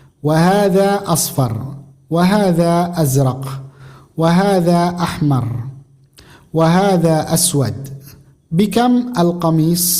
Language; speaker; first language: Arabic; non-native, fluent; Indonesian